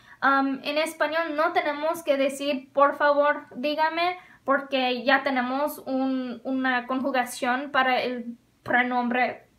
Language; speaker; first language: Spanish; non-native, fluent; English